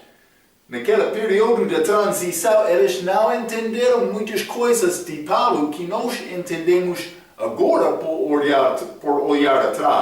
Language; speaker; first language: Portuguese; non-native, fluent; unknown